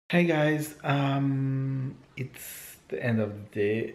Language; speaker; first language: English; non-native, fluent; French